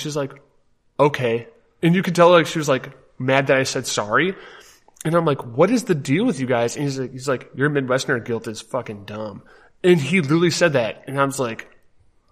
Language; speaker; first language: English; native; English